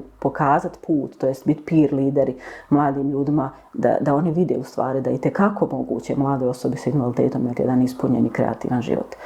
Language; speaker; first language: Bosnian; native; Bosnian